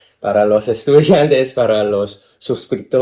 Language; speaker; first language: Spanish; non-native, fluent; Cantonese